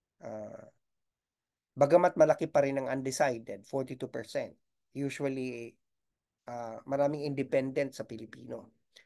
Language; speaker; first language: Filipino; non-native, local second language; Bikol